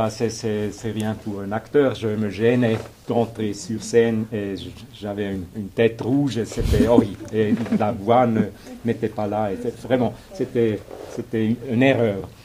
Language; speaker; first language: French; non-native, local second language; German